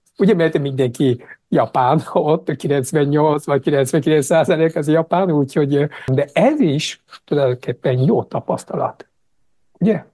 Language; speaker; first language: Hungarian; non-native, fluent; Japanese